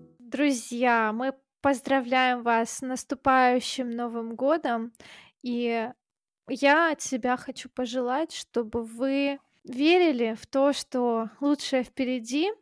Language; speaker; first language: Russian; native; Russian